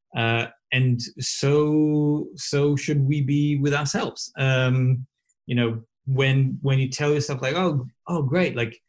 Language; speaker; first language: English; non-native, fluent; Portuguese